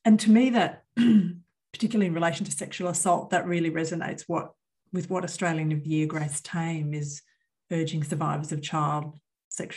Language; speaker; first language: English; native; English